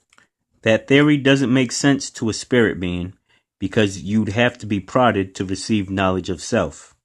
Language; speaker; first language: English; native; English